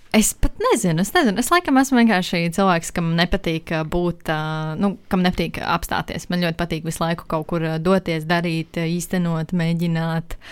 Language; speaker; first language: Latvian; native; Latvian